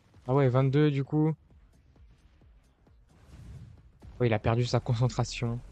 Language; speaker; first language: French; native; French